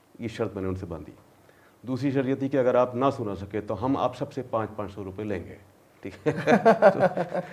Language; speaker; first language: Urdu; non-native, local second language; Punjabi